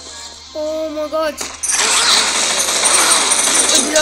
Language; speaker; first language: Arabic; native; Arabic